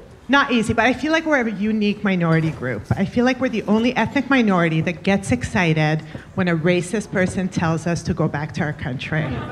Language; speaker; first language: English; early bilingual, other home language; French